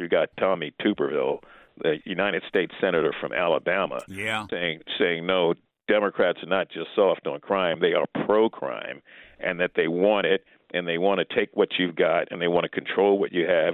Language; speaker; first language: English; native; English